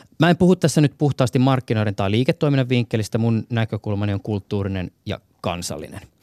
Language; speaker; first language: Finnish; native; Finnish